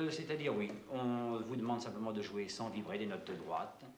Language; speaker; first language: French; native; French